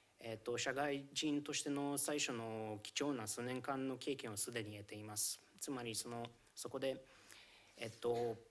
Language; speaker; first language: Japanese; non-native, fluent; Romanian